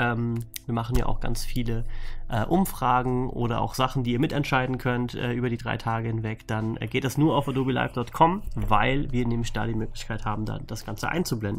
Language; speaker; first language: German; native; German